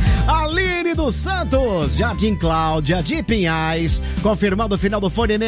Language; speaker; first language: Portuguese; native; Portuguese